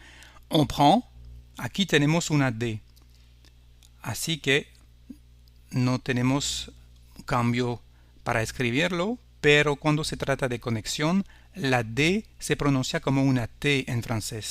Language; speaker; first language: Spanish; non-native, fluent; French